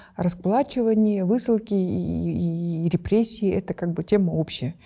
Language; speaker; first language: Russian; non-native, local second language; Kyrgyz